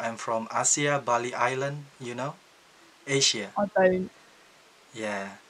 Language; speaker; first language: English; non-native, learner; Indonesian